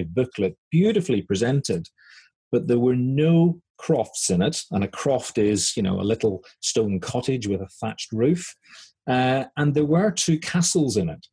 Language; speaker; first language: English; native; English